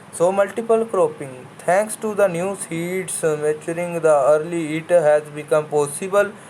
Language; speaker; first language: English; non-native, local second language; Punjabi